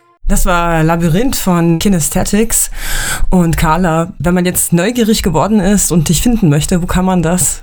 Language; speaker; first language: German; native; German